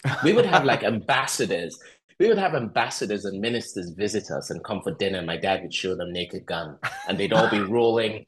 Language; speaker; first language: English; non-native, local second language; Igbo